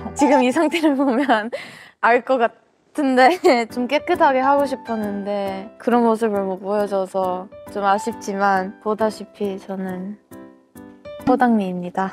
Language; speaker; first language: Korean; early bilingual, heritage; Korean